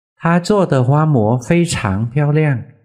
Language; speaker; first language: Chinese; non-native, fluent; Vietnamese